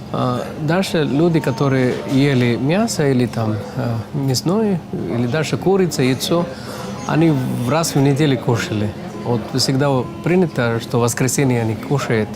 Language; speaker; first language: Russian; non-native, fluent; Tamil